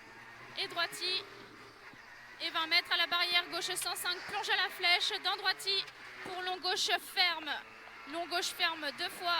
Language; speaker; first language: French; native; French